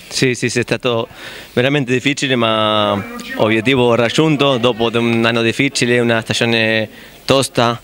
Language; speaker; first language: Italian; non-native, fluent; Spanish